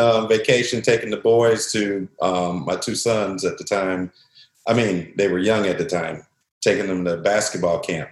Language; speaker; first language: English; native; English